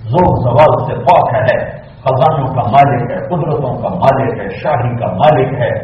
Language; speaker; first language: Urdu; non-native, local second language; Punjabi